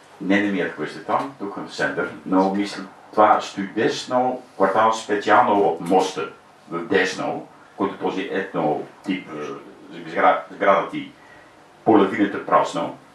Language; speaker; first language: Bulgarian; non-native, learner; Dutch